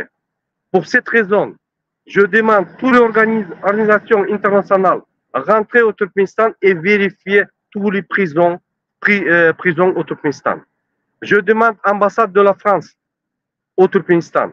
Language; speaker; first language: French; non-native, learner; Turkmen